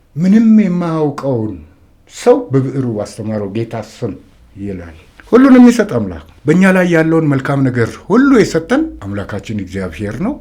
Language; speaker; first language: Amharic; native; Amharic